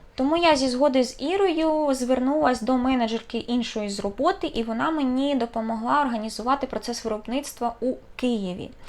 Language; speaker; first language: Ukrainian; non-native, local second language; Russian